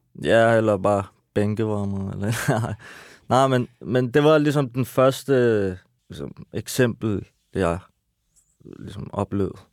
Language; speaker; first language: Danish; early bilingual, other home language; Persian